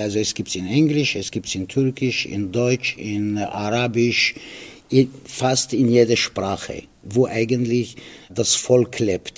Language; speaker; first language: German; non-native, fluent; Aramaic